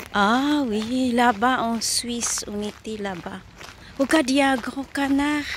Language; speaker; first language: French; non-native, learner; Filipino